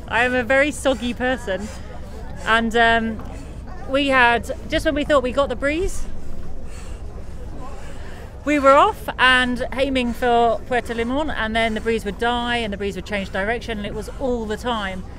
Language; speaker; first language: English; native; English